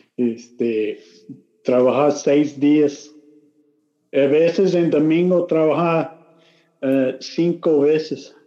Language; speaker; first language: Spanish; non-native, learner; English